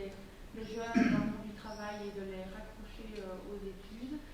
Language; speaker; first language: French; native; French